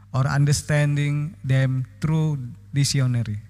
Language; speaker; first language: English; non-native, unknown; Indonesian